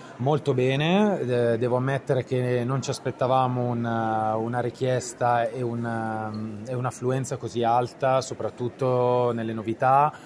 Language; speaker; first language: Italian; native; Italian